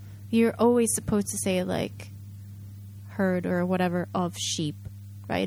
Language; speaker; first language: English; early bilingual, other home language; Japanese